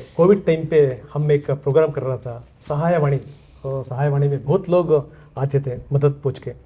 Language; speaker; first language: Hindi; non-native, local second language; Kannada